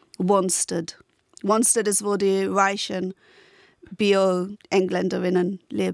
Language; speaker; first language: German; non-native, fluent; English